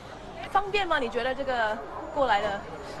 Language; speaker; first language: Chinese; non-native, fluent; English